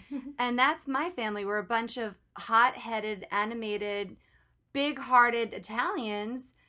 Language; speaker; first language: English; native; English